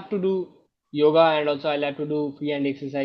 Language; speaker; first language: English; non-native, local second language; Bangla